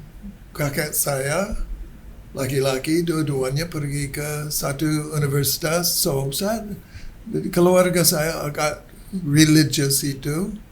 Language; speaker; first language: Indonesian; non-native, learner; English